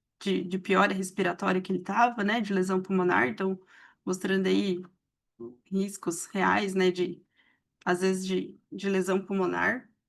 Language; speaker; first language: Portuguese; native; Portuguese